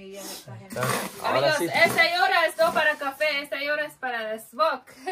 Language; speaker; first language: Spanish; non-native, learner; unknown